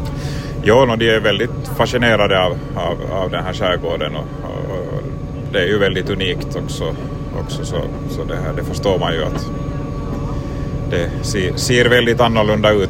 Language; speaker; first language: Swedish; native; Swedish